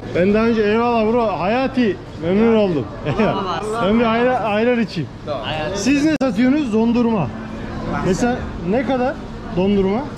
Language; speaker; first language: Turkish; native; Turkish